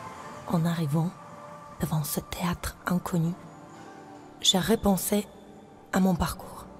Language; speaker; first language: French; non-native, fluent; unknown